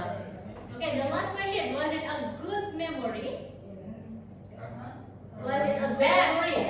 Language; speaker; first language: English; non-native, learner; Indonesian